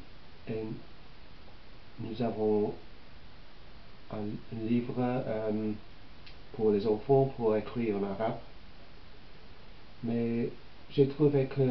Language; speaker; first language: French; non-native, learner; English